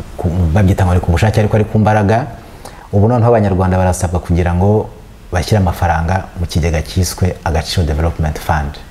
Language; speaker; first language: Kinyarwanda; early bilingual, heritage; Kinyarwanda